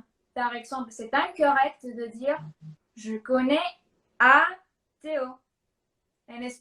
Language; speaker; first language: French; non-native, fluent; Spanish